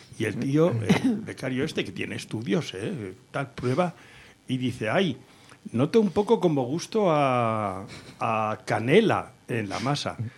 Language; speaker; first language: Spanish; native; Spanish